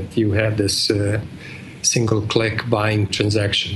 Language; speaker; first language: English; non-native, fluent; Bosnian